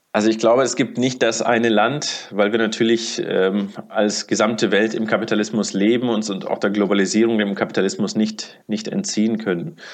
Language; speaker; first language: German; early bilingual, other home language; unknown